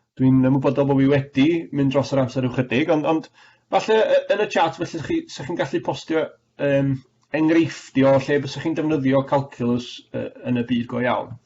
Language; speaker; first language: Welsh; native; Welsh